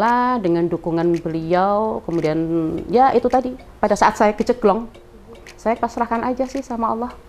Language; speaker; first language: Indonesian; native; Indonesian